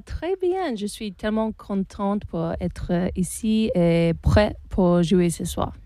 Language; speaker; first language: French; non-native, learner; English